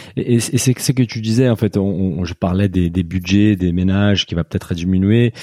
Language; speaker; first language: French; non-native, fluent; Portuguese